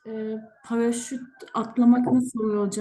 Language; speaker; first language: Turkish; native; Turkish